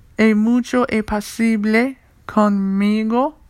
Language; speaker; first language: Spanish; non-native, learner; English